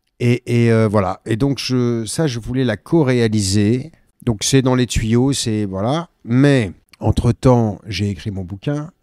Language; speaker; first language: French; native; French